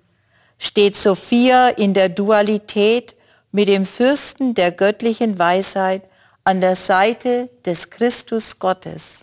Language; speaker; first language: German; native; German